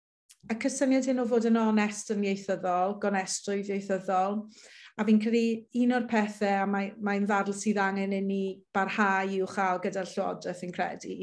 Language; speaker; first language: Welsh; native; Welsh